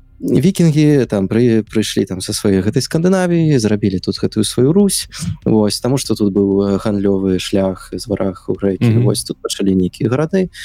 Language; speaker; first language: Belarusian; non-native, local second language; Russian